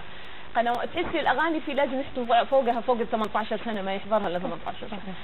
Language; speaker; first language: Arabic; native; Arabic